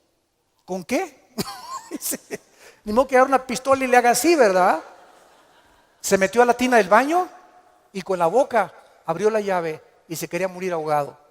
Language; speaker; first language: Spanish; native; Spanish